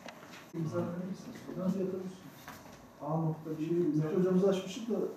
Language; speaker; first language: Turkish; native; Turkish